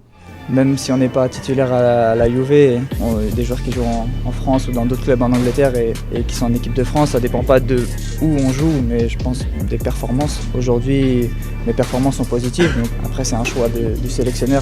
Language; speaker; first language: French; native; French